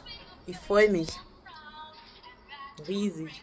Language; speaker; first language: German; non-native, learner; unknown